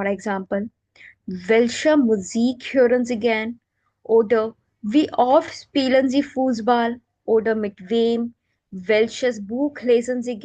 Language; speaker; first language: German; non-native, learner; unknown